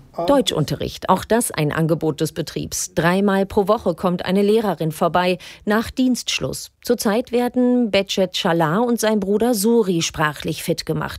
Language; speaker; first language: German; native; German